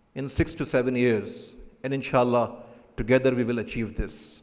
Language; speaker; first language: English; non-native, local second language; Urdu